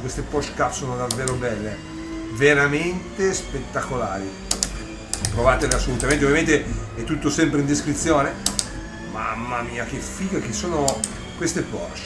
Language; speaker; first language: Italian; native; Italian